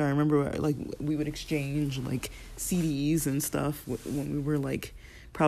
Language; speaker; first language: English; native; English